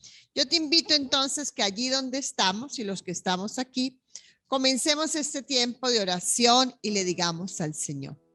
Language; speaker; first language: Spanish; native; Spanish